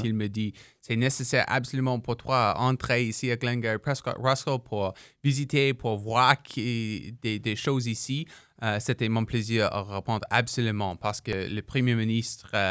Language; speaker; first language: French; non-native, local second language; English